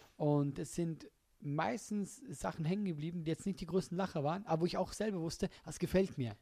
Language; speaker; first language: German; native; German